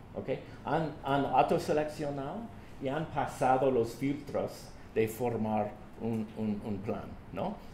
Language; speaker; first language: Spanish; non-native, fluent; English